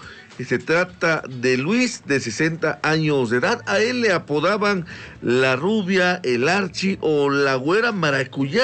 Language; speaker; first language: Spanish; native; Spanish